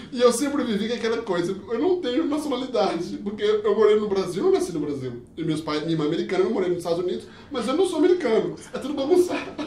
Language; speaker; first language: Portuguese; early bilingual, heritage; Portuguese